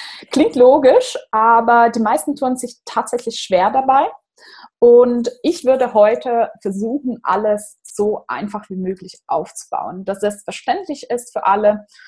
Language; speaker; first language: German; non-native, fluent; Portuguese